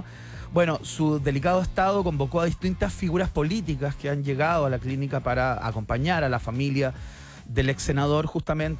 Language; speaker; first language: Spanish; native; Spanish